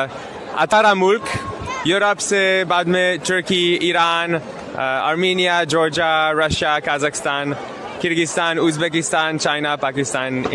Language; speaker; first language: Hindi; non-native, learner; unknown